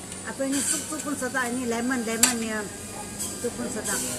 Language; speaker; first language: Malay; non-native, local second language; Chinese